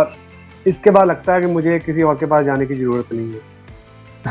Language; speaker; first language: Hindi; native; Hindi